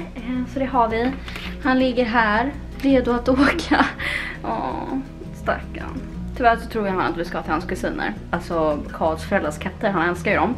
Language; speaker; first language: Swedish; native; Swedish